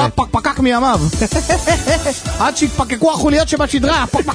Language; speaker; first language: Hebrew; native; Hebrew